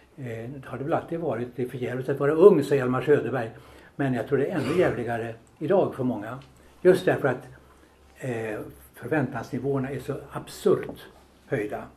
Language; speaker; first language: Swedish; native; Swedish